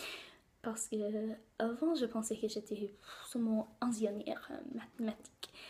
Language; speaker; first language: French; non-native, learner; English